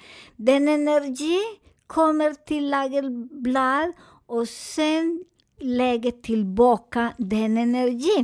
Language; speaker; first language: Swedish; non-native, fluent; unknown